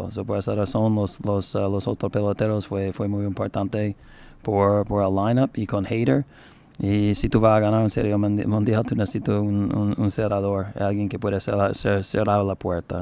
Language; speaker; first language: Spanish; non-native, learner; English